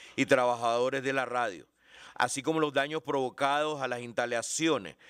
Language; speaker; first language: Spanish; native; Spanish